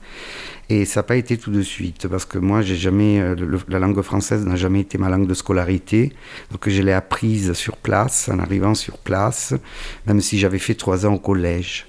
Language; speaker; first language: French; non-native, fluent; Italian